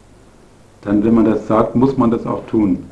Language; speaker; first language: German; native; German